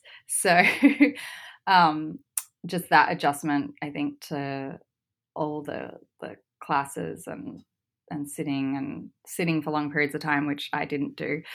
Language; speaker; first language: English; native; English